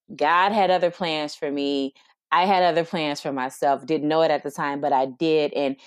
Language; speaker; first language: English; native; English